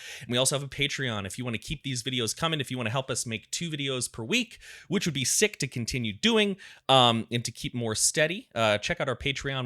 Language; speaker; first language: English; native; English